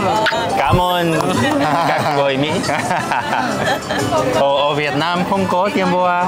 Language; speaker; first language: Vietnamese; non-native, learner; Spanish